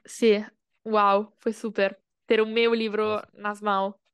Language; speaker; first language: Portuguese; non-native, learner; Italian